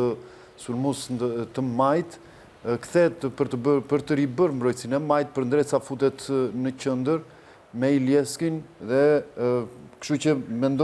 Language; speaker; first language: Albanian; native; Albanian